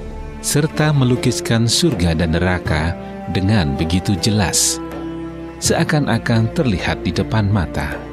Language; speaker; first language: Indonesian; native; Indonesian